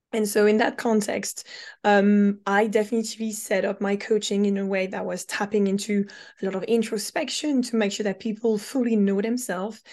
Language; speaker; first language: English; non-native, fluent; French